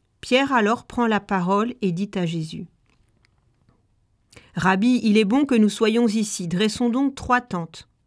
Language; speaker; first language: French; native; French